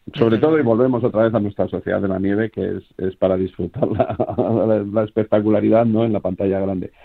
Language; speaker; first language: Spanish; native; Spanish